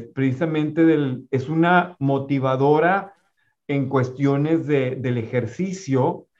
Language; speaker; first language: Spanish; native; Spanish